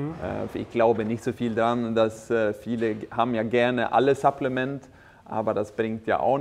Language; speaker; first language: German; non-native, fluent; Swedish